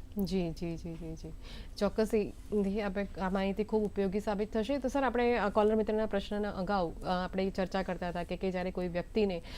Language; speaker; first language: Gujarati; native; Gujarati